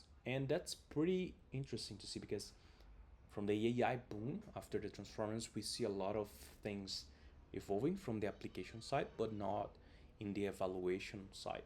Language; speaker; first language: English; non-native, fluent; Portuguese